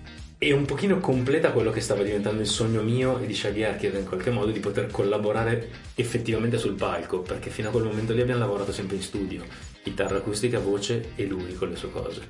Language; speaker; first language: Italian; native; Italian